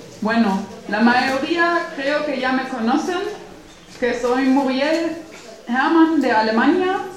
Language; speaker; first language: Spanish; non-native, fluent; German